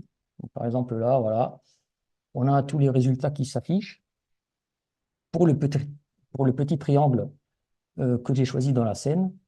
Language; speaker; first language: French; native; French